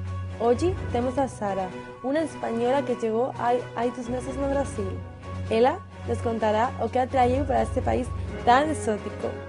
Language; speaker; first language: Spanish; non-native, learner; Portuguese